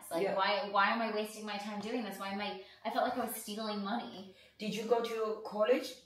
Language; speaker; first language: English; native; English